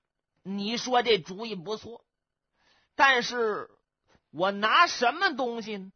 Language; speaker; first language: Chinese; native; Chinese